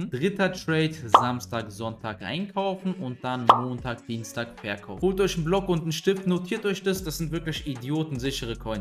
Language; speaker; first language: German; native; German